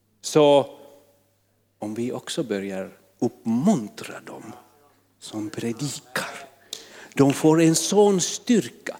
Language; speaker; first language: Swedish; non-native, fluent; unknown